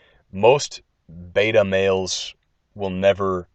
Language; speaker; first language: English; native; English